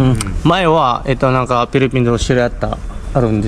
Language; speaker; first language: Japanese; non-native, learner; Filipino